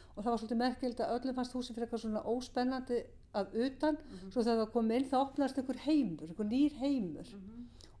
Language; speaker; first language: Icelandic; native; Icelandic